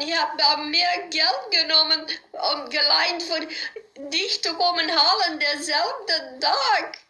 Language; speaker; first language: German; non-native, learner; Dutch